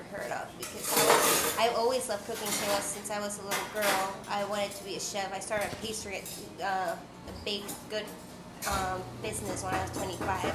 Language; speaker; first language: English; non-native, fluent; Spanish